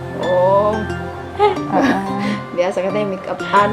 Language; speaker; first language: Indonesian; native; Indonesian